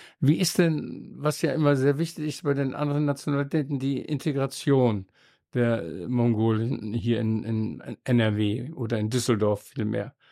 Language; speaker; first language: German; native; German